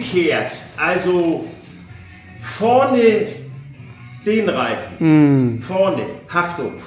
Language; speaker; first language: German; native; German